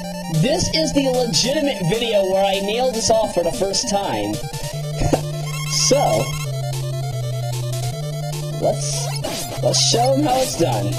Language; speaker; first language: English; native; English